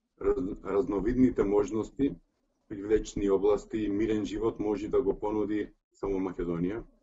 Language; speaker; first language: Macedonian; early bilingual, heritage; Macedonian